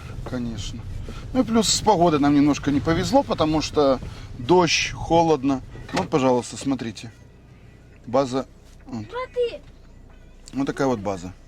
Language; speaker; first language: Russian; native; Russian